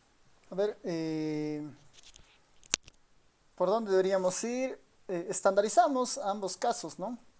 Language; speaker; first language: Spanish; native; Spanish